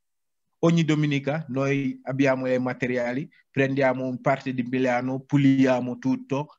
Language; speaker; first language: Italian; non-native, learner; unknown